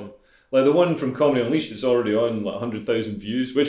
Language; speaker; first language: English; native; English